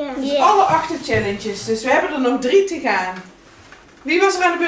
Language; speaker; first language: Dutch; native; Dutch